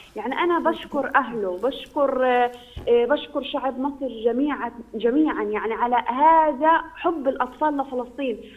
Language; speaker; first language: Arabic; native; Arabic